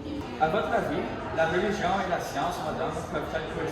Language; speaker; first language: French; native; French